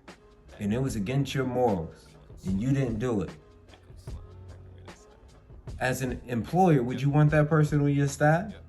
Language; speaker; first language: English; native; English